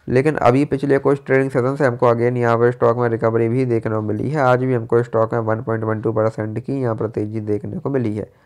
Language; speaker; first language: Hindi; native; Hindi